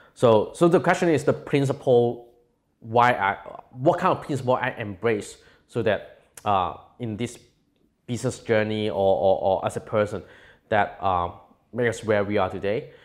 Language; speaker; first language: English; non-native, local second language; Cantonese